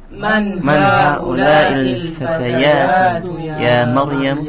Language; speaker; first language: Arabic; non-native, learner; Indonesian